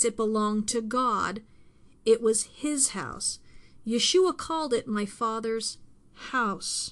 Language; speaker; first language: English; native; English